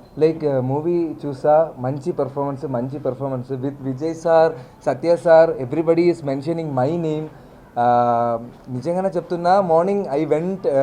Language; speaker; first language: Telugu; non-native, learner; Malayalam